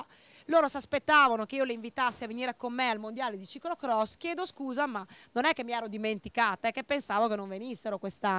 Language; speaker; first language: Italian; native; Italian